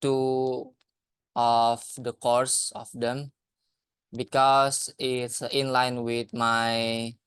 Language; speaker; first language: English; non-native, learner; Indonesian